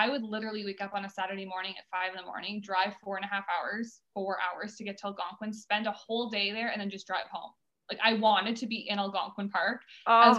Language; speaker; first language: English; native; English